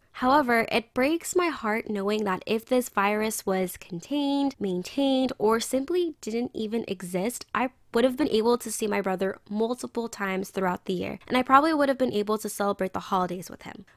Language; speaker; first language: English; native; English